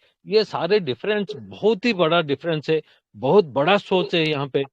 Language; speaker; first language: Hindi; non-native, local second language; Odia